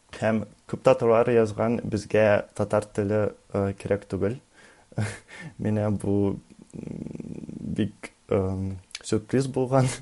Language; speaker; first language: Tatar; non-native, learner; Russian